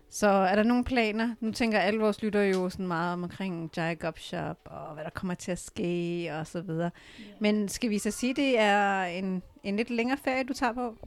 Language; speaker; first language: Danish; early bilingual, other home language; Urdu